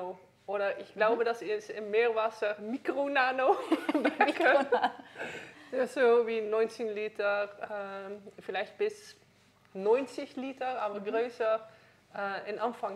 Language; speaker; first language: German; non-native, learner; Dutch